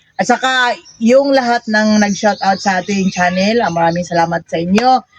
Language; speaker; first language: Filipino; non-native, local second language; Cebuano